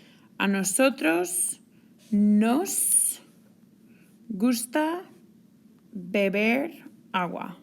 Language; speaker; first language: Spanish; non-native, fluent; English